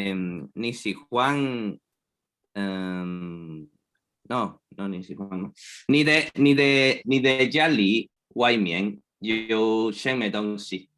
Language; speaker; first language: Chinese; non-native, learner; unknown